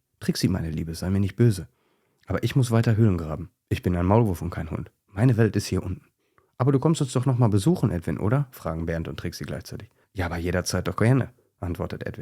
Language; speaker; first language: German; native; German